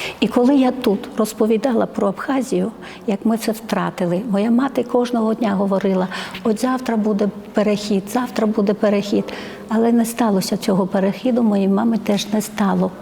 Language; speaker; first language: Ukrainian; non-native, fluent; Georgian